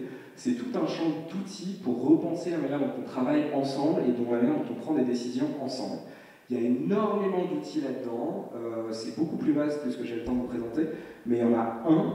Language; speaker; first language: French; native; French